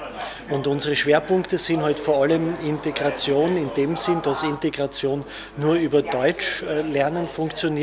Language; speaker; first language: German; native; German